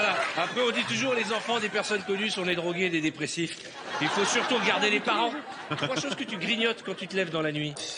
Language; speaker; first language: French; native; French